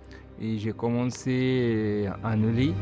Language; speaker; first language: French; non-native, local second language; Arabic